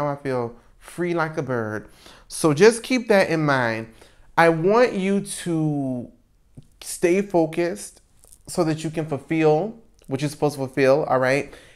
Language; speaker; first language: English; native; English